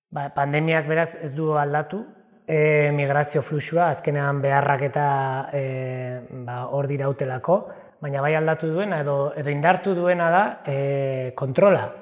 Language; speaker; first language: Basque; native; Basque